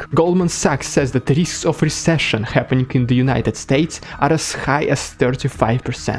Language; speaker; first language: English; non-native, fluent; Russian